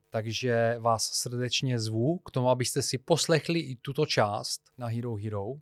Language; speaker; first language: Czech; non-native, fluent; Bulgarian